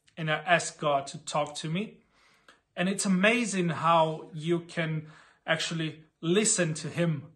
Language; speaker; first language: English; non-native, fluent; Portuguese